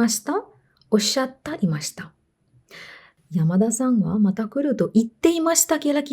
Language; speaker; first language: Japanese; non-native, fluent; Sinhala